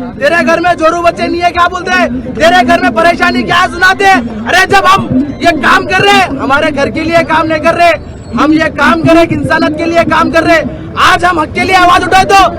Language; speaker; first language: Hindi; native; Hindi